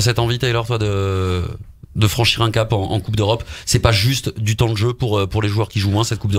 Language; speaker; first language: French; native; French